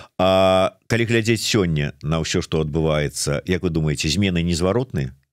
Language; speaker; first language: Belarusian; non-native, local second language; Russian